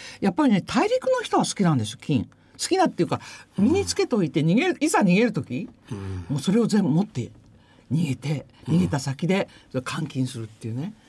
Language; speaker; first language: Japanese; native; Japanese